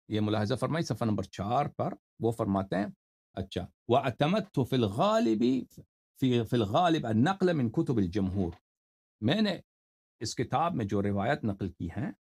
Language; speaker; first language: Urdu; native; Urdu